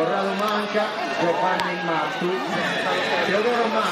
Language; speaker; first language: Italian; native; Italian